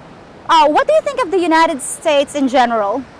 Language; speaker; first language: English; native; English